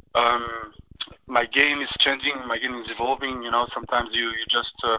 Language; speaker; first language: English; non-native, fluent; French